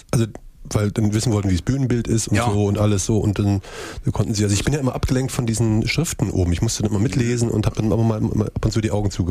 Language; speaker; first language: German; native; German